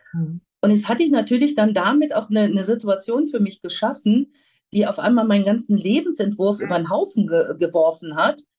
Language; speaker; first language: German; native; German